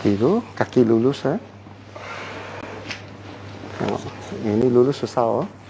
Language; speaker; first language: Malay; non-native, local second language; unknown